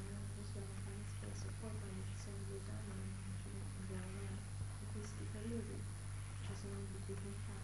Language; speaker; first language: Italian; early bilingual, heritage; Italian